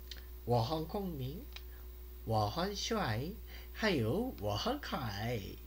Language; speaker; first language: Chinese; non-native, learner; Korean